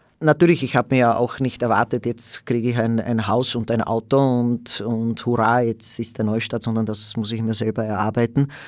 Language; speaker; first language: German; non-native, fluent; Slovak